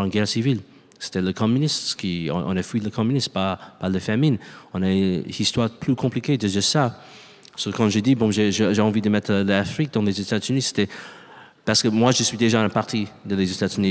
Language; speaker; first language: French; non-native, learner; English